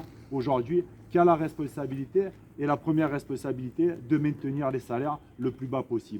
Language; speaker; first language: French; native; French